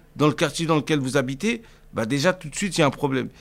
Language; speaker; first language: French; native; French